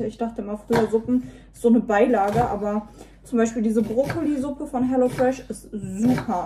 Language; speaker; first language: German; native; German